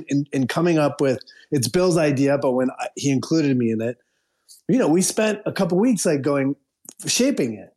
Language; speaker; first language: English; native; English